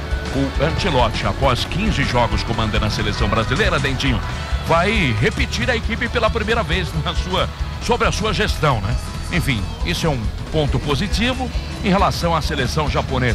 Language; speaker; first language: Portuguese; native; Portuguese